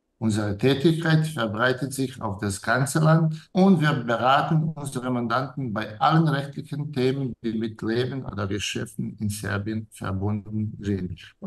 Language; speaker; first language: German; non-native, fluent; Serbian